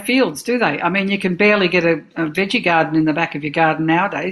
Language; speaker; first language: English; native; English